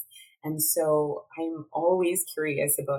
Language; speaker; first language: English; native; English